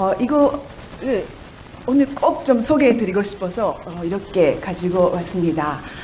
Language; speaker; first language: Korean; non-native, fluent; Japanese